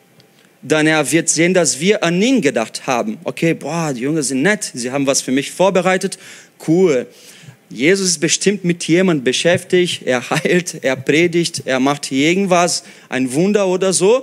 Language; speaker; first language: German; non-native, fluent; Portuguese